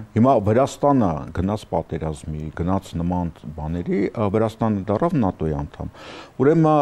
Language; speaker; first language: Armenian; native; Armenian